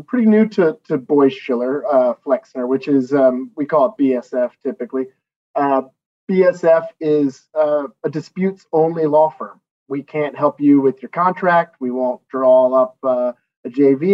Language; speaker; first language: English; native; English